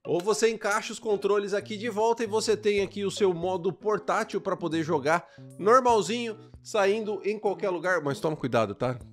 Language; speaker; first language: Portuguese; native; Portuguese